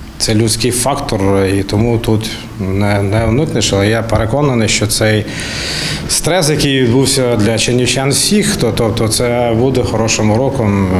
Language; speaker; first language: Ukrainian; native; Ukrainian